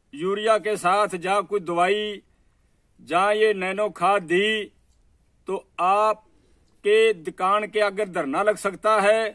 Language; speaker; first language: Hindi; native; Hindi